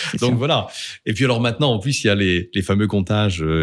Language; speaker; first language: French; native; French